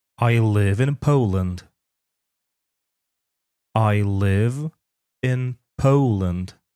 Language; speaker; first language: English; non-native, fluent; Polish